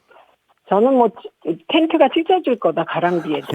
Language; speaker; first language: Korean; native; Korean